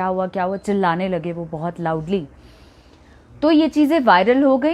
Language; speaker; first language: Hindi; native; Hindi